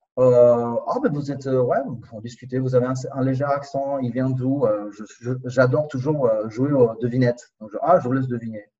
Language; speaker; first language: French; non-native, fluent; Spanish